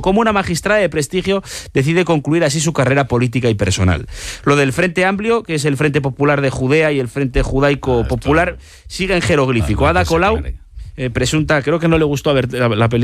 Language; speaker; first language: Spanish; native; Spanish